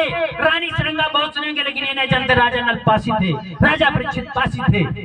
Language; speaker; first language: Hindi; native; Hindi